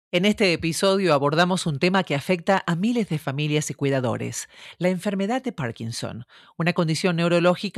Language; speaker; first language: Spanish; native; Spanish